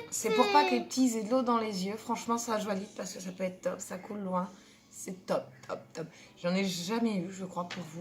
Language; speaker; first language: French; native; French